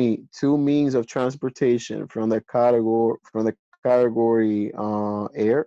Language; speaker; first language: English; non-native, fluent; Spanish